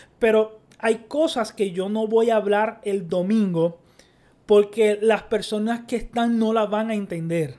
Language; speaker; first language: Spanish; native; Spanish